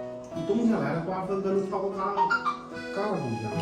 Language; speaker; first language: Chinese; native; Chinese